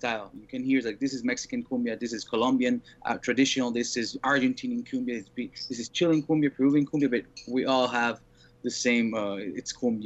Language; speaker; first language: English; native; English